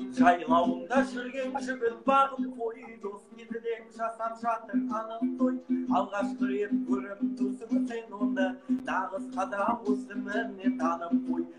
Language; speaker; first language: Kazakh; non-native, local second language; Russian